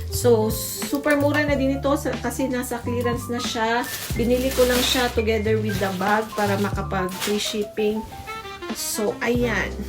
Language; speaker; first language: Filipino; native; Filipino